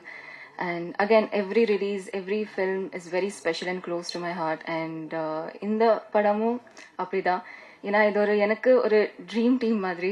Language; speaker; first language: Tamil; non-native, fluent; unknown